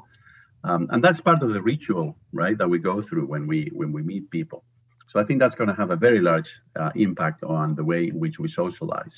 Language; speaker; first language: English; non-native, fluent; Spanish